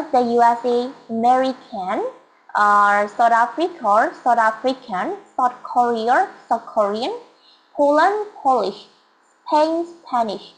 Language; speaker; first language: English; non-native, learner; Burmese